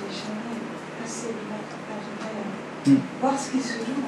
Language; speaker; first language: French; native; French